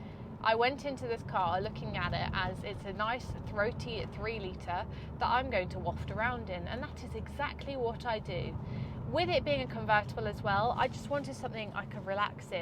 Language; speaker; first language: English; native; English